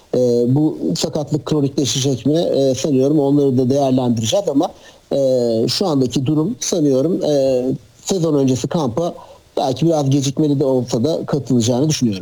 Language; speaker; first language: Turkish; native; Turkish